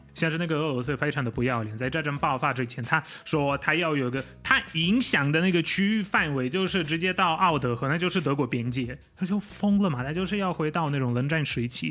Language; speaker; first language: Chinese; non-native, fluent; Polish